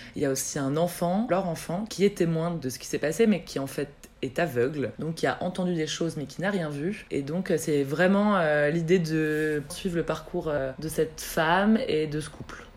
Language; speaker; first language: French; native; French